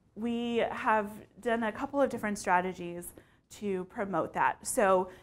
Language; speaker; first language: English; native; English